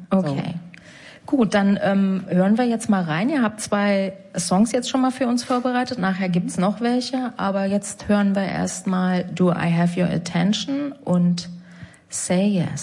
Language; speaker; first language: German; native; German